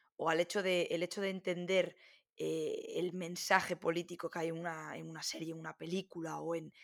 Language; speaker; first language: Spanish; native; Spanish